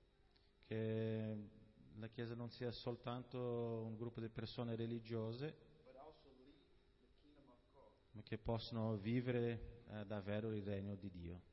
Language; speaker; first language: Italian; non-native, fluent; Portuguese